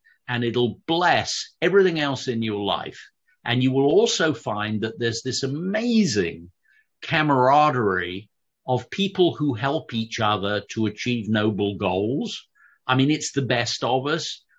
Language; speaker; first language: English; native; English